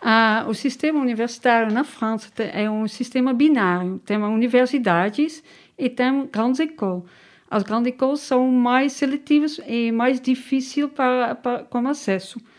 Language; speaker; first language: Portuguese; non-native, learner; Dutch